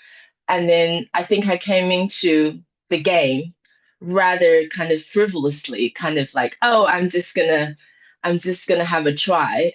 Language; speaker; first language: English; non-native, fluent; Chinese